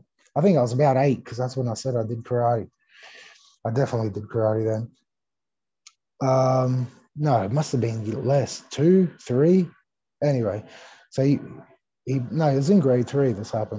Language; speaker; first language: English; early bilingual, other home language; Greek